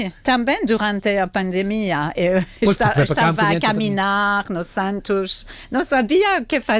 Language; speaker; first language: Portuguese; non-native, fluent; French